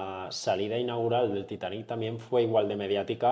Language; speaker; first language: Spanish; native; Spanish